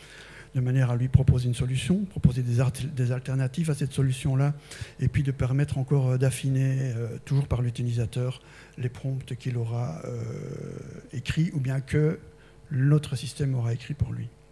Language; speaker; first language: French; native; French